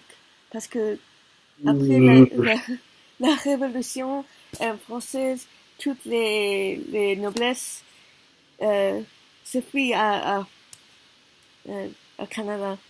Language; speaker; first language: French; non-native, learner; Korean